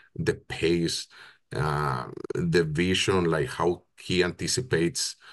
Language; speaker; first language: English; non-native, fluent; Spanish